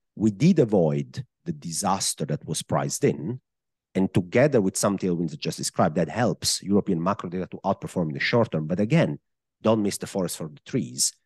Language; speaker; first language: English; non-native, fluent; Italian